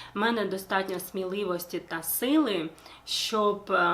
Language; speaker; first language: Ukrainian; non-native, local second language; Russian